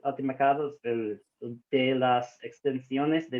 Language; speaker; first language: Spanish; non-native, learner; English